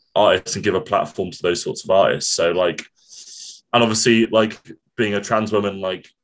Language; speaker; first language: English; native; English